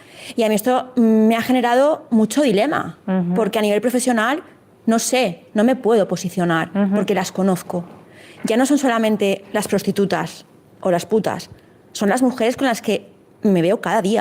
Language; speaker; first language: Spanish; native; Spanish